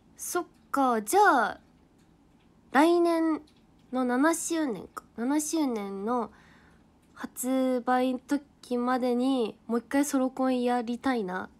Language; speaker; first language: Japanese; native; Japanese